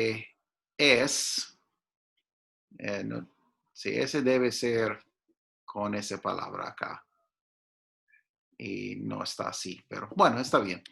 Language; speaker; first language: Spanish; non-native, fluent; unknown